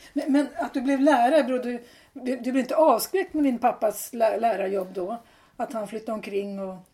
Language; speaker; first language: Swedish; native; Swedish